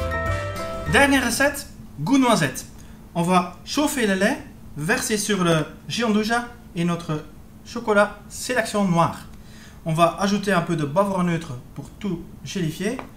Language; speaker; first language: French; native; French